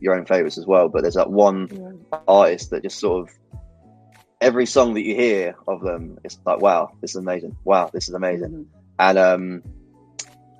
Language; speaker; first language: English; native; English